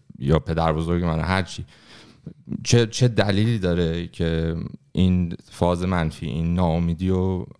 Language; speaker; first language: Persian; native; Persian